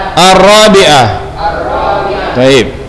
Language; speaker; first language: Arabic; non-native, fluent; Indonesian